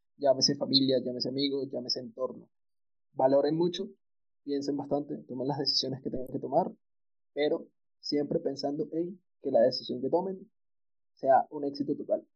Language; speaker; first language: Spanish; native; Spanish